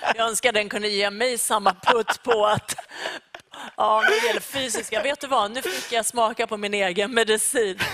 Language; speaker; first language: Swedish; early bilingual, other home language; Persian